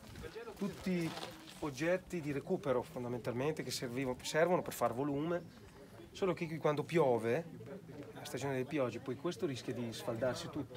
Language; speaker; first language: Italian; native; Italian